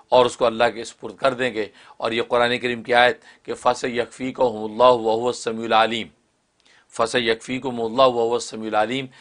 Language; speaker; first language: Urdu; non-native, local second language; Kashmiri